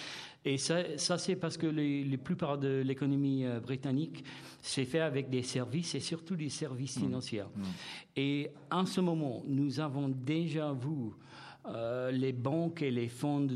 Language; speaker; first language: French; non-native, fluent; English